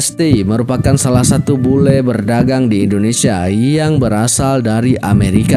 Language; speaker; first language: Indonesian; native; Indonesian